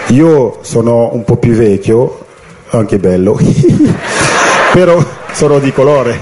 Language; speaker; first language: Italian; non-native, fluent; French